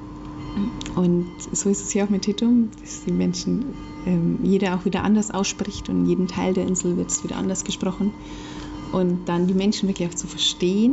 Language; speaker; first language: German; native; German